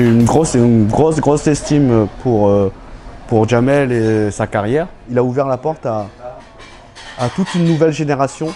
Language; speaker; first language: French; early bilingual, other home language; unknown